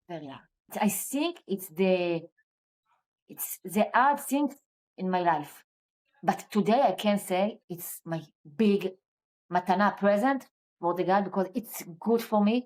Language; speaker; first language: English; non-native, learner; Hebrew